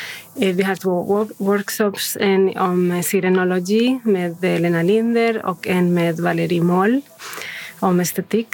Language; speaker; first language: Swedish; non-native, fluent; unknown